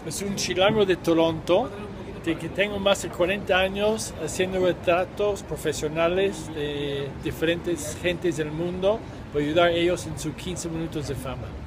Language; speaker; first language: Spanish; non-native, fluent; English